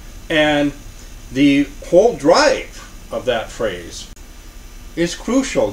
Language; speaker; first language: English; native; English